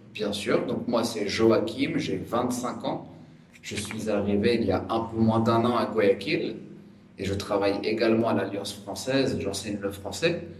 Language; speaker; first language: French; native; French